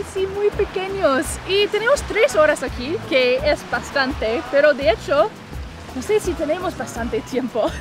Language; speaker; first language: Spanish; non-native, fluent; English